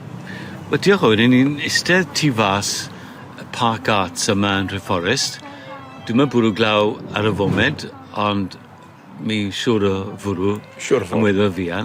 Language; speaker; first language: Welsh; native; Welsh